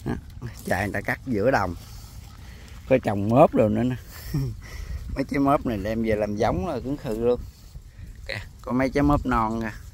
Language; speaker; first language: Vietnamese; native; Vietnamese